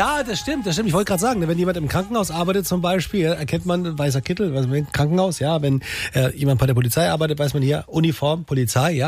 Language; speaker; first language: German; native; German